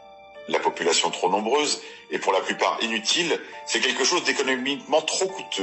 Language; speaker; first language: French; native; French